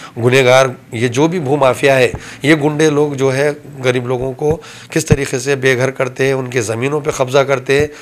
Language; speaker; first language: Hindi; non-native, local second language; Urdu